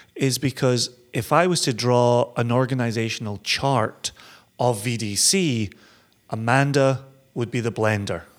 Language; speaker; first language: English; native; English